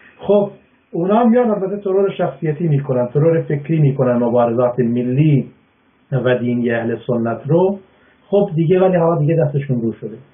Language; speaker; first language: Persian; non-native, local second language; Baluchi